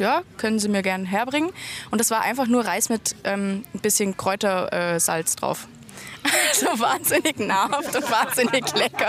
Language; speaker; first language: German; native; German